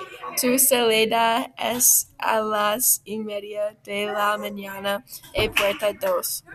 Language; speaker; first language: Spanish; non-native, learner; English